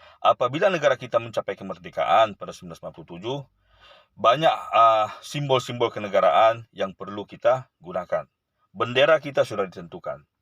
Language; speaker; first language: Malay; native; Malay